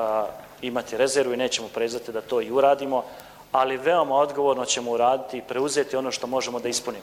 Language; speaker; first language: Croatian; native; Croatian